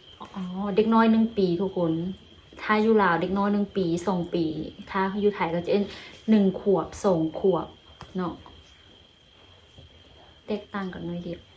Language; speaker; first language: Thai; non-native, learner; Lao